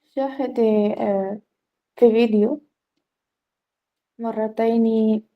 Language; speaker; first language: Arabic; non-native, fluent; Hindi